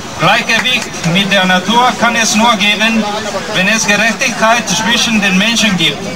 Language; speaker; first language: German; non-native, learner; Spanish